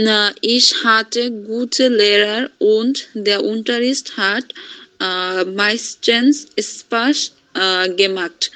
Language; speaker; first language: German; non-native, learner; Bangla